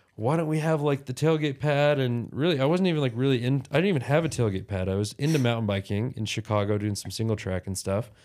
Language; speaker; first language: English; native; English